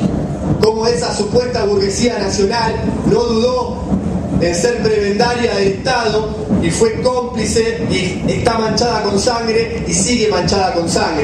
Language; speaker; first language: Spanish; native; Spanish